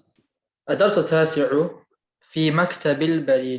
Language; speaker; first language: Arabic; non-native, fluent; English